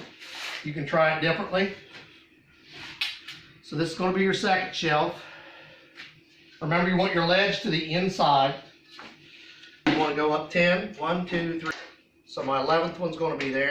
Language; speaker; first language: English; native; English